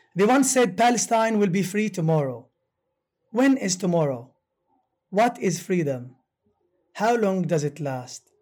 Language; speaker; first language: English; non-native, fluent; Arabic